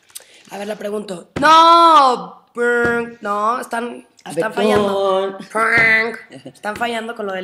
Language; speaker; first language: Spanish; native; Spanish